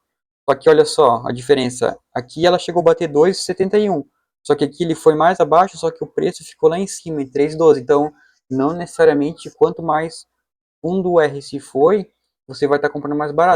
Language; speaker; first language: Portuguese; native; Portuguese